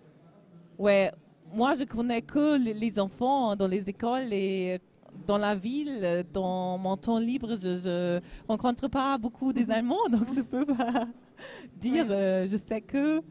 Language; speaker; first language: French; non-native, learner; German